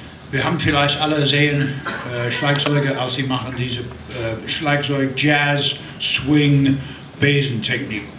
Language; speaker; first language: German; non-native, learner; English